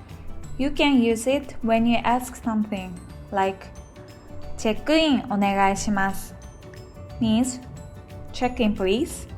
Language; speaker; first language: English; non-native, fluent; Japanese